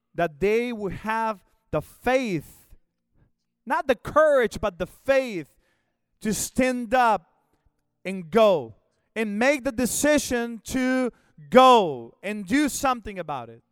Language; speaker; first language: English; non-native, fluent; Spanish